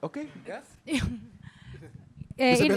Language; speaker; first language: Indonesian; native; Indonesian